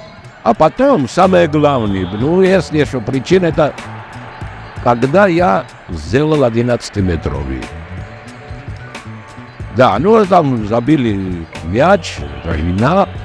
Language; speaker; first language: Russian; non-native, local second language; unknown